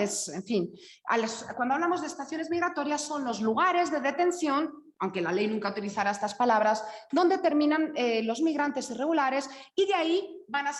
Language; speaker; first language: Spanish; native; Spanish